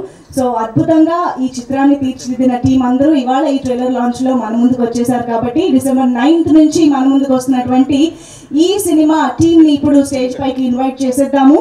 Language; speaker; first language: Telugu; native; Telugu